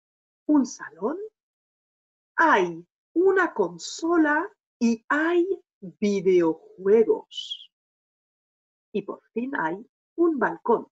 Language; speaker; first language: Spanish; non-native, fluent; French